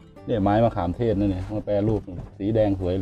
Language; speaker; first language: Thai; native; Thai